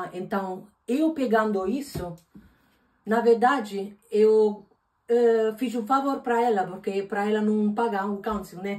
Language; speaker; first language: Portuguese; non-native, fluent; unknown